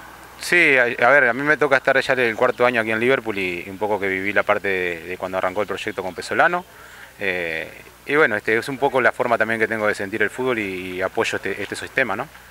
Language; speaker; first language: Spanish; native; Spanish